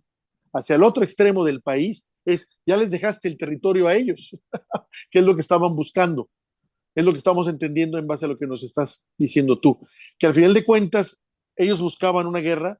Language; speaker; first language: Spanish; native; Spanish